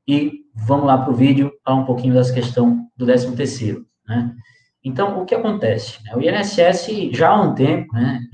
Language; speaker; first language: Portuguese; native; Portuguese